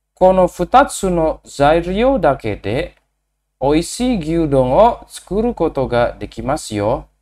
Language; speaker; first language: Japanese; non-native, fluent; Indonesian